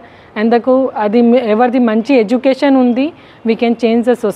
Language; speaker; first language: Telugu; non-native, local second language; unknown